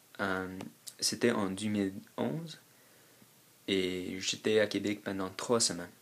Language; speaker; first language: French; non-native, fluent; English